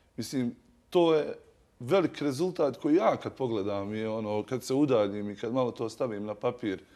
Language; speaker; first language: Bosnian; native; Bosnian